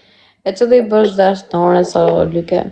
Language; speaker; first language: Albanian; native; Albanian